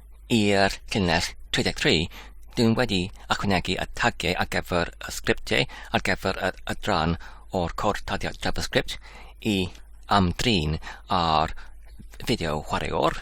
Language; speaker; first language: Welsh; non-native, learner; English